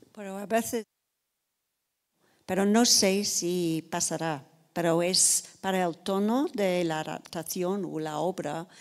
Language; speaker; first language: Spanish; non-native, fluent; English